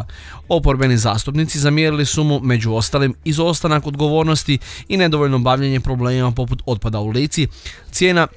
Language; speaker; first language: Croatian; native; Croatian